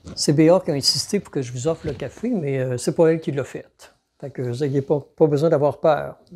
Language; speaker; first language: French; native; French